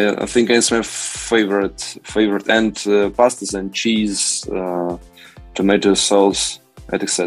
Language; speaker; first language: English; non-native, learner; Russian